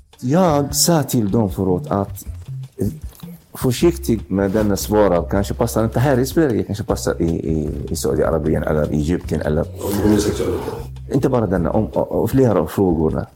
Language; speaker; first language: Swedish; non-native, local second language; Arabic